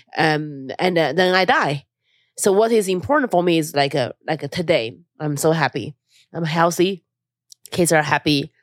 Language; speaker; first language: English; non-native, fluent; Chinese